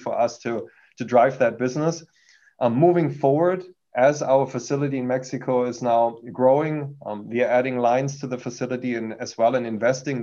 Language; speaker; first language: English; non-native, fluent; German